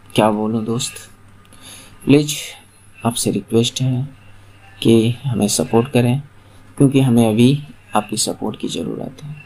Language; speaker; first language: Hindi; non-native, local second language; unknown